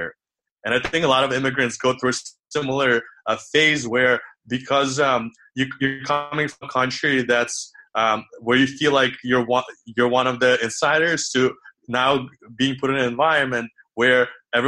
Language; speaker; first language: English; early bilingual, other home language; Ukrainian